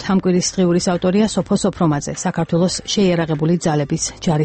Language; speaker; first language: Georgian; native; Georgian